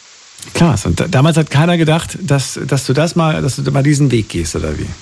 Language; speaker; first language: German; native; German